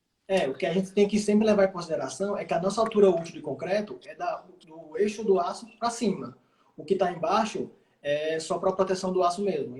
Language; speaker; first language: Portuguese; native; Portuguese